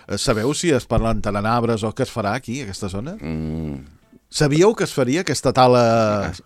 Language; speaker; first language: Catalan; native; Catalan